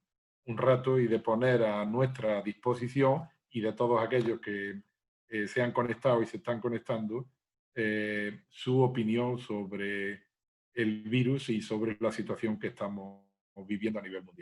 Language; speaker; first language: Spanish; native; Spanish